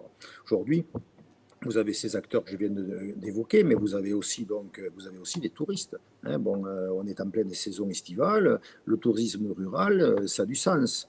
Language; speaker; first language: French; native; French